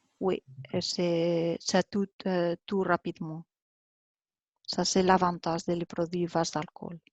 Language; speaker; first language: French; non-native, learner; Spanish